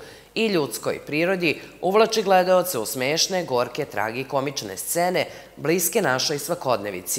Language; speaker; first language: Serbian; native; Serbian